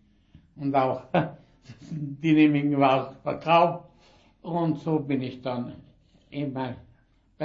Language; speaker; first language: German; early bilingual, heritage; German